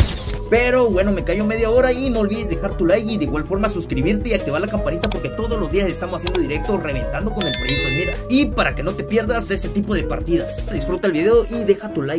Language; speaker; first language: Spanish; native; Spanish